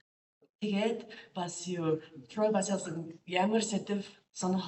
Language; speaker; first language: Mongolian; non-native, fluent; English